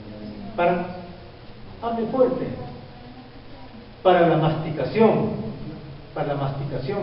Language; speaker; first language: Spanish; native; Spanish